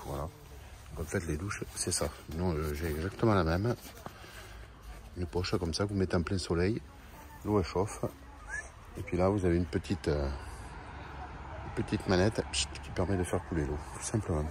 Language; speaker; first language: French; native; French